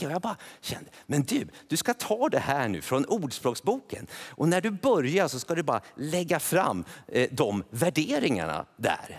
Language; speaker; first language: Swedish; native; Swedish